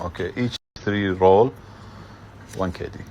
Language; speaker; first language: English; non-native, learner; Arabic